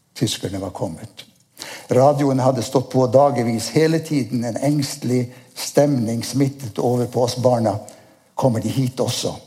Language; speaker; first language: Norwegian; native; Norwegian